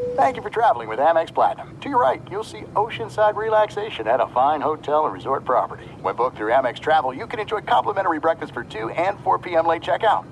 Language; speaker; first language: English; native; English